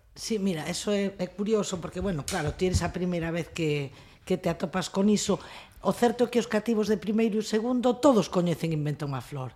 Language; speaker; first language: Galician; non-native, local second language; Spanish